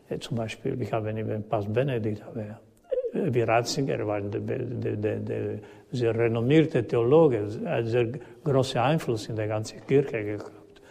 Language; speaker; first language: German; non-native, learner; Croatian